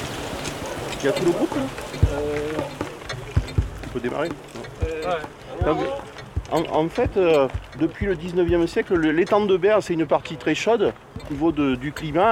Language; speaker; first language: French; native; French